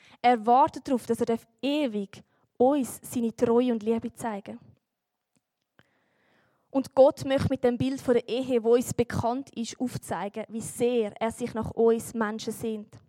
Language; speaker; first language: German; native; German